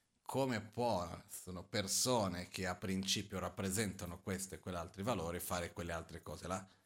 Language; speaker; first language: Italian; non-native, fluent; Portuguese